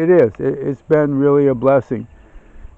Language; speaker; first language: English; native; English